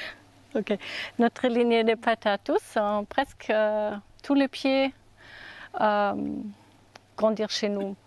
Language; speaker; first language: French; non-native, learner; German